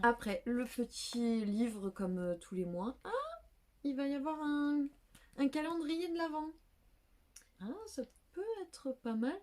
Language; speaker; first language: French; native; French